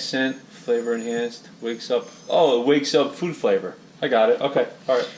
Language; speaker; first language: English; native; English